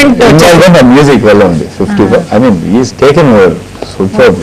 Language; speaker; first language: Telugu; non-native, learner; Tamil